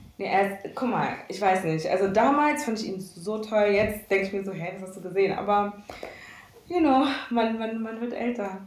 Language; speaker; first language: German; early bilingual, other home language; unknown